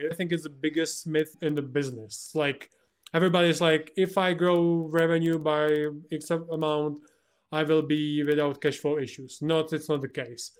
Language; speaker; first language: English; non-native, fluent; Czech